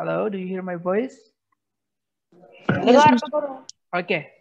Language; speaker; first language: English; non-native, fluent; Indonesian